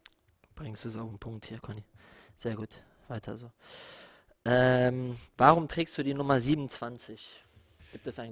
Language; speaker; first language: German; native; German